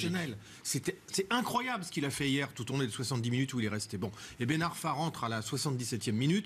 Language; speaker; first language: French; native; French